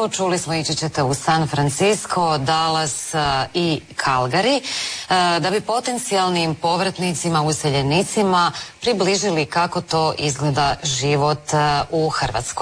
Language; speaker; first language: Serbian; native; Serbian